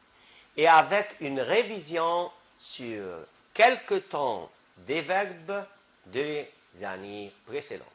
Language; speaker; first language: French; non-native, fluent; Arabic